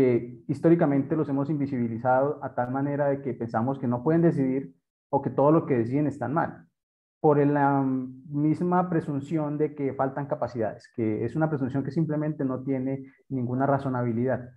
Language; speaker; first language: Spanish; native; Spanish